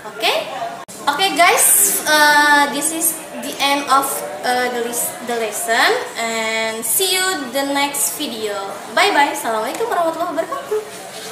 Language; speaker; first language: English; non-native, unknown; Indonesian